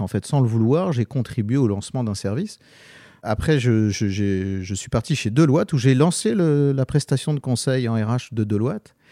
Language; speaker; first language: French; native; French